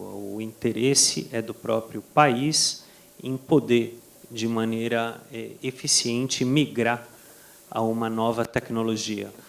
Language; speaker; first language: Portuguese; non-native, fluent; Spanish